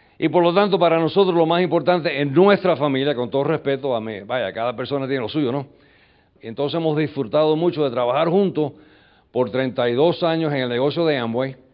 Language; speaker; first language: Spanish; early bilingual, heritage; English